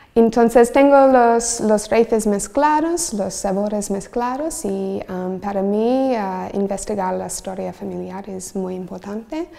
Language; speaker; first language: Spanish; non-native, learner; English